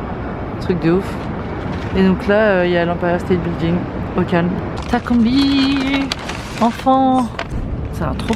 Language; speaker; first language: French; native; French